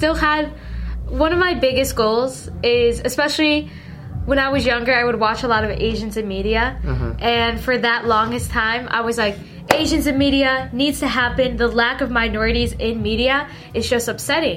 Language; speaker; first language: English; early bilingual, other home language; Min Nan Chinese